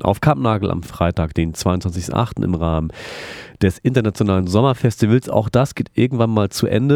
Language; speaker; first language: German; native; German